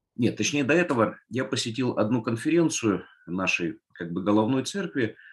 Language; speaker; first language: Russian; native; Russian